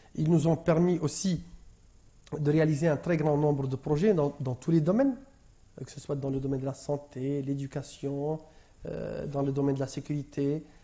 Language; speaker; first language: French; non-native, local second language; Arabic